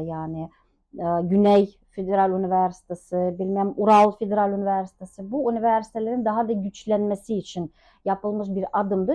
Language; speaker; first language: Turkish; non-native, fluent; Tatar